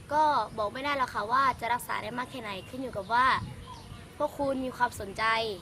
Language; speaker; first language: Thai; native; Thai